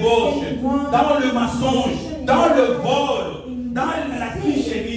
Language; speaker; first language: French; non-native, local second language; Lingala